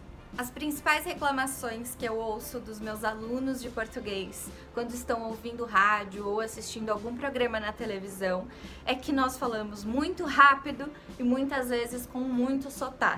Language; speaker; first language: Portuguese; native; Portuguese